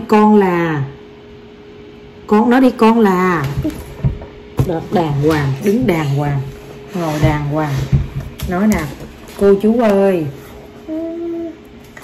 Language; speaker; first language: Vietnamese; native; Vietnamese